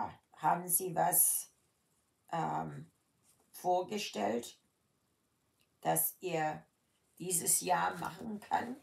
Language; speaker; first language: German; early bilingual, heritage; German